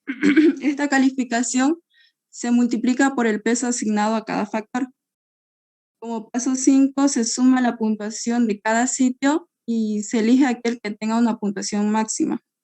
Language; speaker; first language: Spanish; native; Spanish